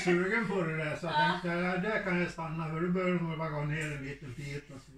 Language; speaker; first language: Swedish; native; Swedish